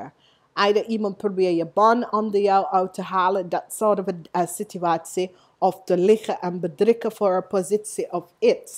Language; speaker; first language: Dutch; non-native, learner; English